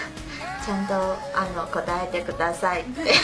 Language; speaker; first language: Japanese; non-native, learner; Chinese